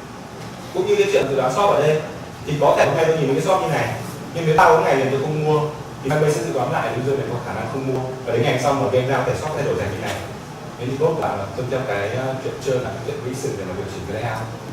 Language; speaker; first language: Vietnamese; native; Vietnamese